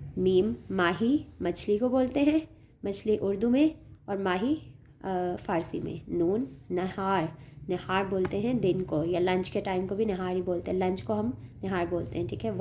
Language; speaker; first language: Urdu; native; Urdu